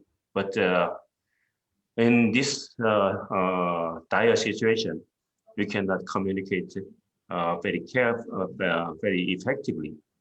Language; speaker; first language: English; non-native, fluent; Korean